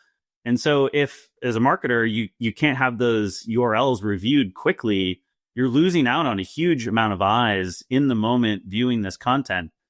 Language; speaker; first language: English; native; English